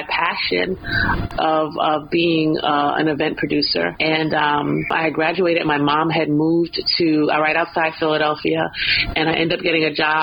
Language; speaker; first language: English; native; English